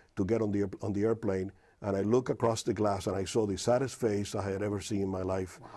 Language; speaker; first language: English; non-native, fluent; Spanish